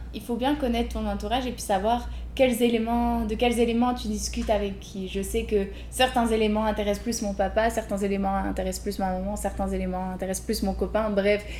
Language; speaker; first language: French; native; French